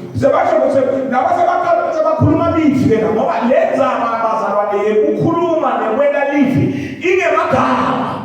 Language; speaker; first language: Zulu; non-native, local second language; Swati